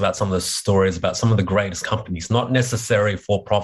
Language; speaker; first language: English; native; English